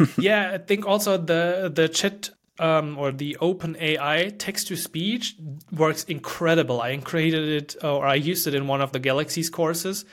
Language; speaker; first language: English; non-native, fluent; German